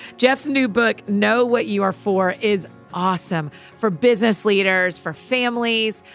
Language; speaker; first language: English; native; English